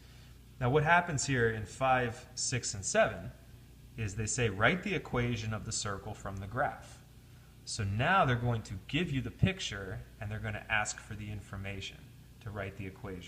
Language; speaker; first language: English; native; English